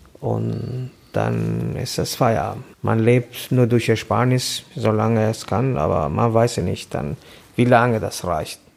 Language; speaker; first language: German; non-native, fluent; Albanian